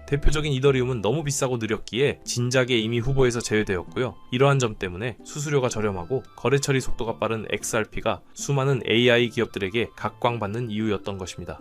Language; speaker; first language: Korean; native; Korean